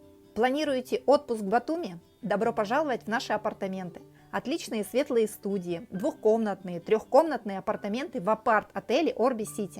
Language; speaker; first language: Russian; native; Russian